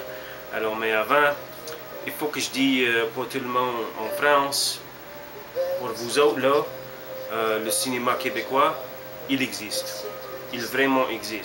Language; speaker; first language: French; non-native, learner; English